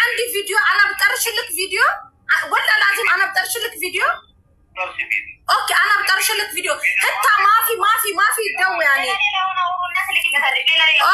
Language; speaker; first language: Arabic; non-native, learner; Amharic